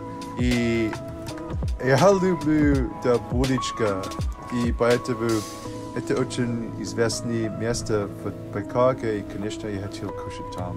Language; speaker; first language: Russian; non-native, learner; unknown